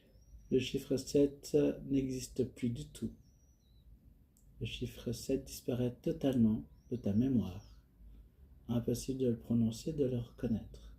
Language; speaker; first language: French; native; French